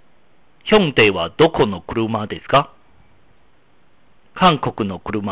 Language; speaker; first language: Japanese; non-native, fluent; Chinese